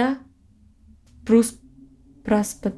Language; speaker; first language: Russian; non-native, learner; English